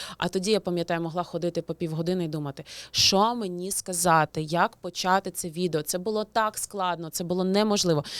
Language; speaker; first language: Ukrainian; native; Ukrainian